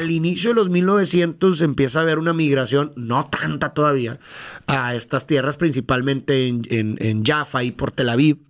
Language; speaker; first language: Spanish; native; Spanish